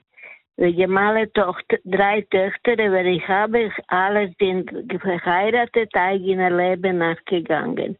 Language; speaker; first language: German; non-native, learner; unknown